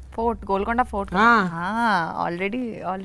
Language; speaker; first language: Telugu; non-native, learner; Bangla